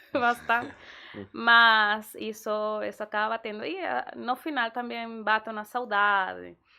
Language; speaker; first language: Portuguese; non-native, fluent; Spanish